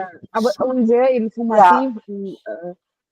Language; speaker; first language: German; non-native, learner; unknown